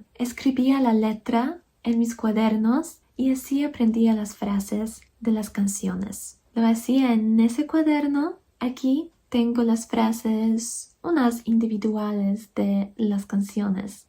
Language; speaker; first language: Spanish; non-native, fluent; Polish